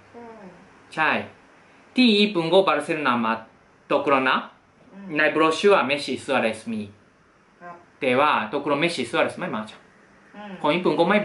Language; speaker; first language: Thai; non-native, fluent; Japanese